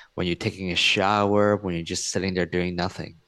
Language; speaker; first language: English; non-native, local second language; Cantonese